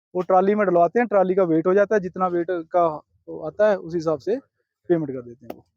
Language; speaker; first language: Hindi; non-native, local second language; Punjabi